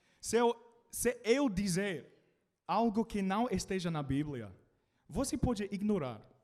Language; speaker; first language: Portuguese; non-native, learner; English